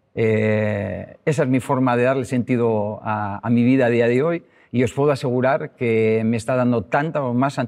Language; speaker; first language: Spanish; native; Spanish